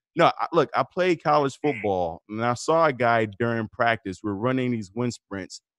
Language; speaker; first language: English; native; English